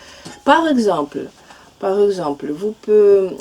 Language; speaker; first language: French; non-native, fluent; Russian